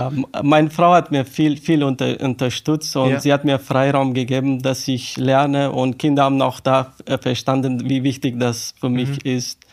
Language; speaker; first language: German; non-native, learner; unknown